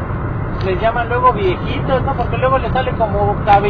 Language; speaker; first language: Spanish; native; Spanish